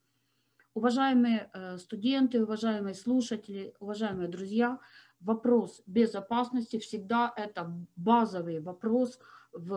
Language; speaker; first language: Russian; native; Russian